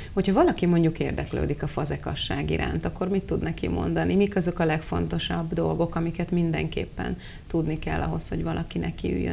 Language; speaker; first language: Hungarian; native; Hungarian